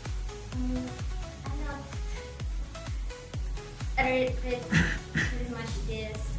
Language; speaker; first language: English; non-native, learner; Indonesian